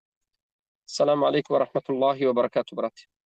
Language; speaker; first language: Russian; non-native, learner; Tajik